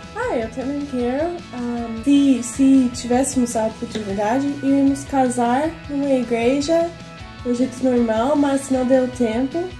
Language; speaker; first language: Portuguese; non-native, fluent; English